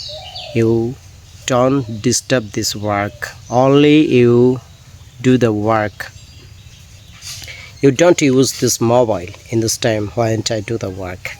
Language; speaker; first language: English; non-native, learner; Bangla